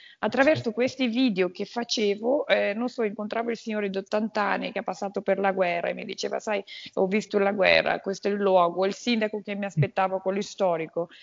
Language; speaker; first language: Italian; non-native, fluent; Portuguese